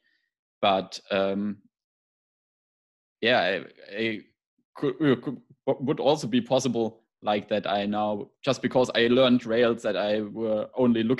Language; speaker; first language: English; non-native, fluent; German